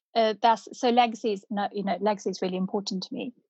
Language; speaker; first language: English; non-native, local second language; Punjabi